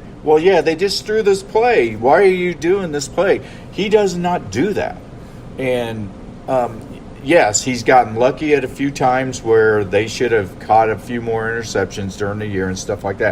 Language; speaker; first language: English; native; English